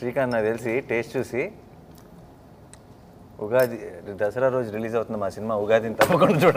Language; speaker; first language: Telugu; native; Telugu